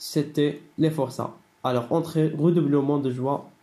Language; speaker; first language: French; non-native, local second language; Arabic